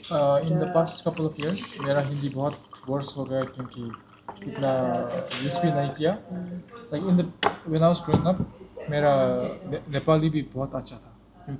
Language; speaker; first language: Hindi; non-native, learner; Nepali